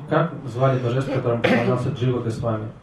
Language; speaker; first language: Russian; native; Russian